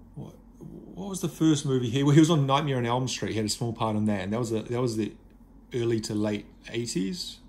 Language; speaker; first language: English; native; English